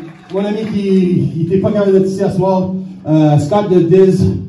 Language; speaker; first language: French; native; French